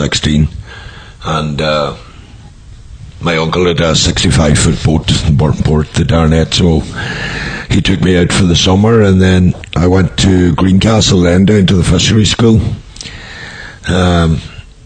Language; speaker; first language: English; native; English